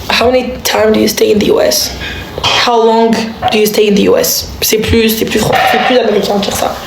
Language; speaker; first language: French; native; French